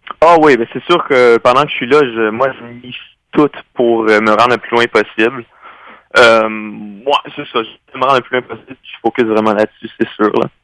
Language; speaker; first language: French; native; French